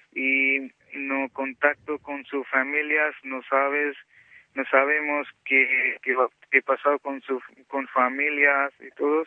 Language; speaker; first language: Spanish; non-native, learner; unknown